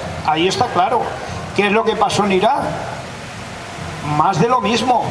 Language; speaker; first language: Spanish; native; Spanish